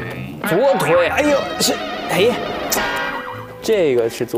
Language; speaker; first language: Chinese; native; Chinese